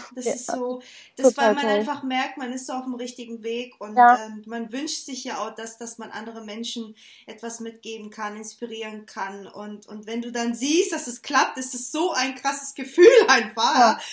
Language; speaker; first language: German; early bilingual, other home language; Portuguese